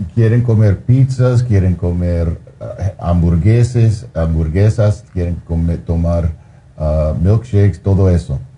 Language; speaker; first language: Spanish; early bilingual, heritage; Spanish